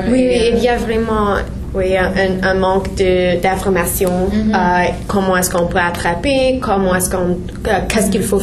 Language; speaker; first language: French; non-native, learner; English